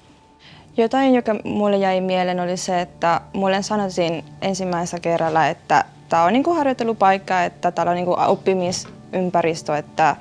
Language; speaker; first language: Finnish; non-native, fluent; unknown